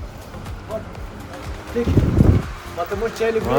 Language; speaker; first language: Russian; non-native, learner; Arabic